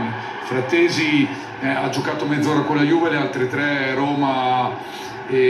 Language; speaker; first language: Italian; native; Italian